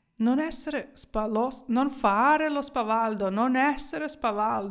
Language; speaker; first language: Italian; non-native, fluent; Ukrainian